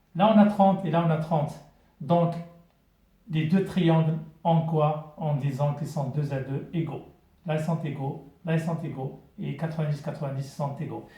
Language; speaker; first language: French; non-native, local second language; Arabic